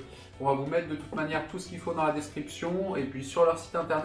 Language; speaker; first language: French; native; French